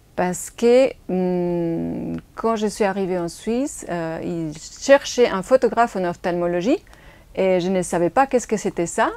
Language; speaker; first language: French; non-native, fluent; Spanish